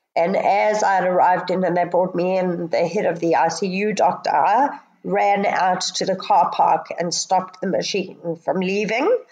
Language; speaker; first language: English; native; English